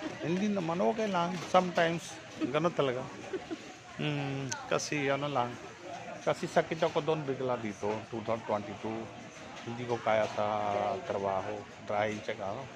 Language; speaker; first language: Filipino; non-native, learner; Punjabi